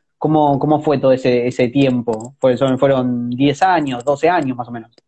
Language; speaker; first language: Spanish; native; Spanish